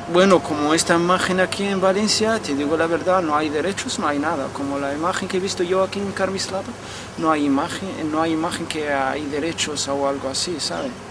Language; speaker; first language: Spanish; non-native, fluent; Arabic